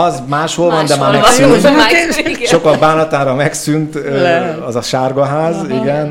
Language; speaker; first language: Hungarian; native; Hungarian